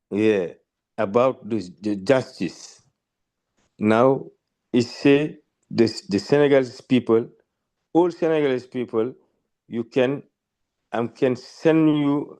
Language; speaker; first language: English; non-native, learner; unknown